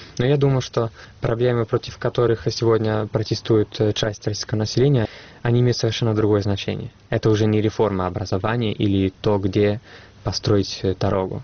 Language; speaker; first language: Russian; non-native, fluent; Italian